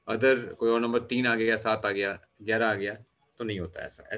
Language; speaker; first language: Hindi; native; Hindi